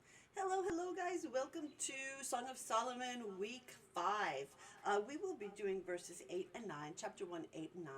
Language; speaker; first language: English; native; English